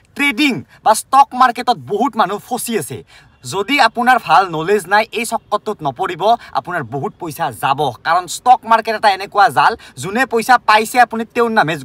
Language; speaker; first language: Assamese; native; Assamese